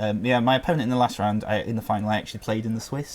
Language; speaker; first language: English; native; English